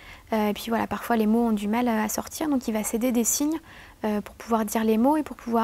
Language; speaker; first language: French; native; French